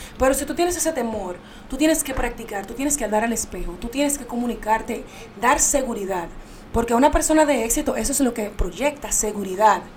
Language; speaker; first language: Spanish; native; Spanish